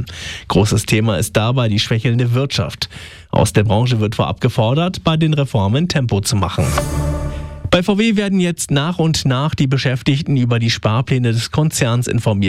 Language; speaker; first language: German; native; German